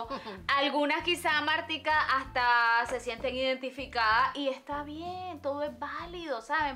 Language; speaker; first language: Spanish; native; Spanish